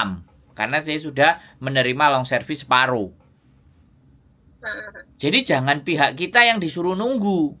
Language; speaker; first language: Indonesian; non-native, local second language; Javanese